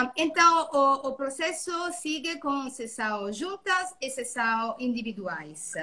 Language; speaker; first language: Portuguese; non-native, learner; Italian